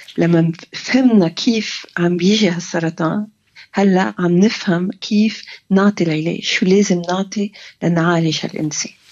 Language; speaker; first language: Arabic; early bilingual, heritage; Arabic